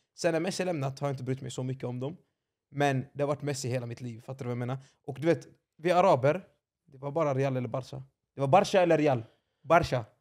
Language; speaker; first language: Swedish; early bilingual, other home language; Arabic